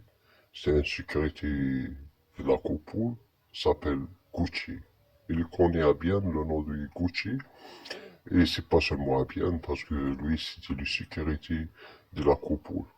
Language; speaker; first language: French; non-native, learner; Arabic